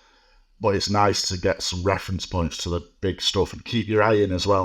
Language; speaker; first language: English; native; English